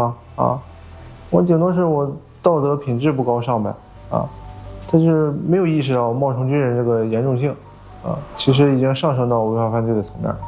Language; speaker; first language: Chinese; native; Chinese